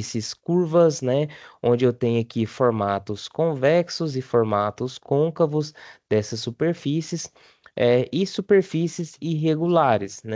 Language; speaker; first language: Portuguese; native; Portuguese